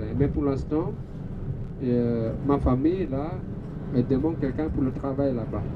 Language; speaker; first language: French; non-native, learner; Balinese